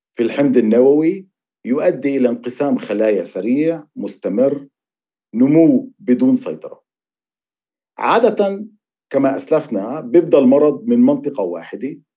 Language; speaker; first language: Arabic; native; Arabic